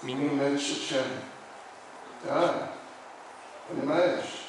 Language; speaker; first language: Russian; non-native, learner; English